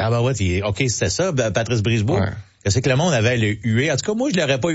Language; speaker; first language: French; native; French